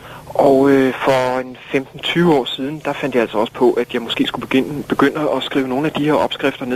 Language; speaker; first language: Danish; native; Danish